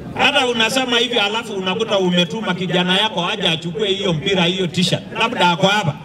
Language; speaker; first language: Swahili; non-native, local second language; Masai